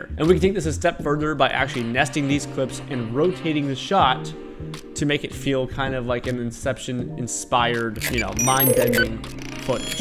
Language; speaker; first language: English; native; English